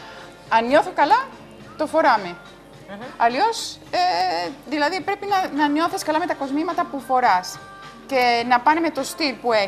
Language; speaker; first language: Greek; non-native, fluent; Spanish